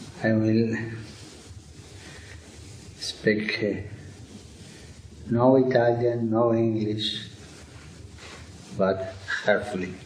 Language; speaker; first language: English; non-native, learner; Spanish